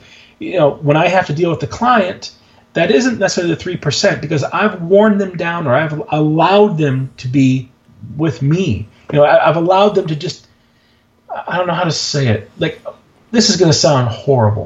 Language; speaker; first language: English; native; English